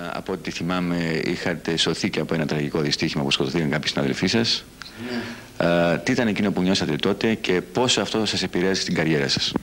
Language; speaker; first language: Greek; native; Greek